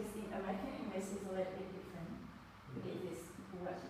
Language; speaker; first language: English; non-native, fluent; Vietnamese